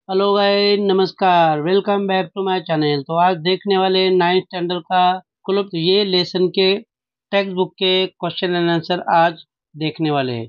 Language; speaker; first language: Hindi; non-native, local second language; Marathi